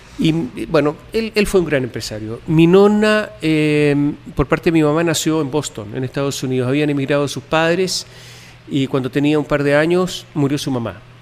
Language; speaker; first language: Spanish; native; Spanish